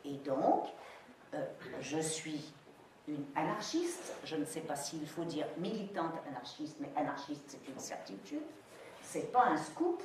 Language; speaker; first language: French; native; French